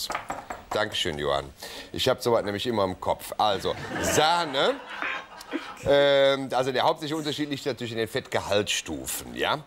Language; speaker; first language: German; native; German